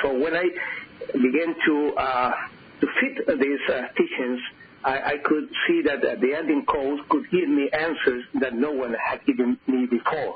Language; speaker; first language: English; non-native, fluent; Spanish